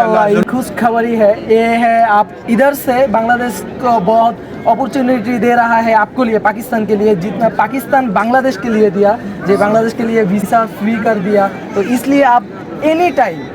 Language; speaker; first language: Hindi; non-native, learner; Bangla